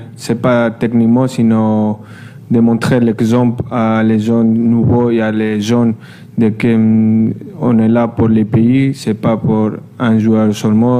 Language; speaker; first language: French; non-native, fluent; Spanish